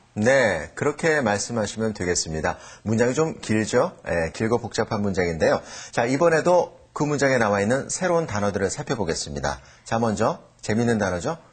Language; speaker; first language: Korean; native; Korean